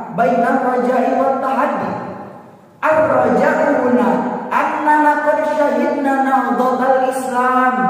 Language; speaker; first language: Arabic; non-native, learner; Indonesian